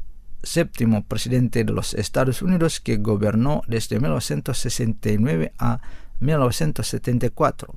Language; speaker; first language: Spanish; non-native, fluent; Indonesian